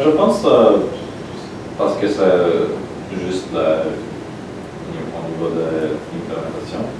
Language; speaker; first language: French; non-native, learner; Polish